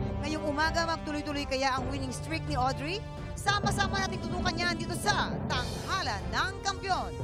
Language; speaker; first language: Filipino; native; Filipino